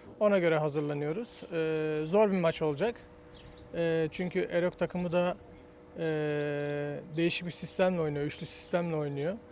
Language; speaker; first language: Turkish; native; Turkish